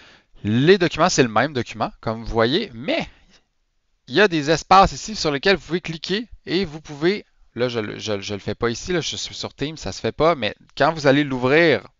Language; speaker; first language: French; native; French